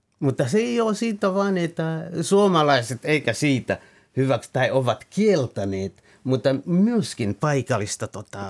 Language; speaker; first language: Finnish; non-native, fluent; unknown